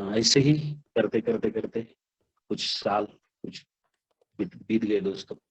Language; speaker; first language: Hindi; non-native, local second language; Marathi